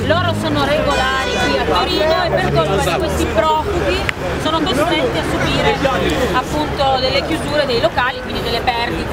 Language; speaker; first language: Italian; native; Italian